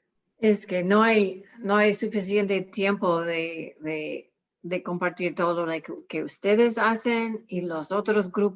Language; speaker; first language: Spanish; non-native, learner; English